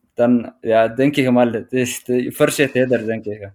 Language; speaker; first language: German; non-native, fluent; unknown